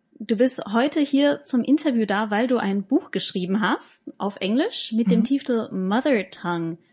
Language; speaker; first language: German; native; German